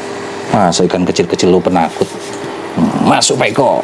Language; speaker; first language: Indonesian; native; Indonesian